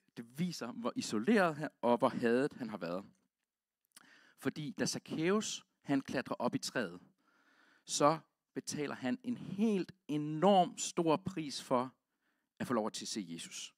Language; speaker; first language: Danish; native; Danish